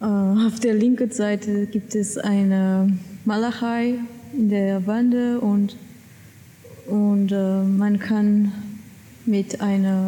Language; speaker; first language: German; non-native, learner; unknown